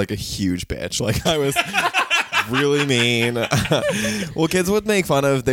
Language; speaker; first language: English; native; English